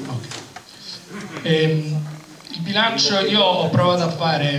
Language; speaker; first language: Italian; native; Italian